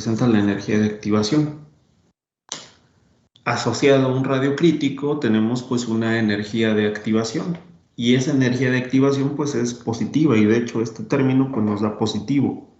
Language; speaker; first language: Spanish; native; Spanish